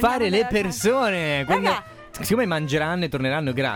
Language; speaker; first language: Italian; native; Italian